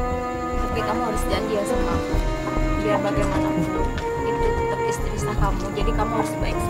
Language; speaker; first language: Indonesian; native; Indonesian